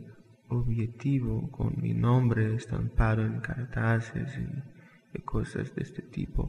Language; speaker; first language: Spanish; non-native, fluent; Portuguese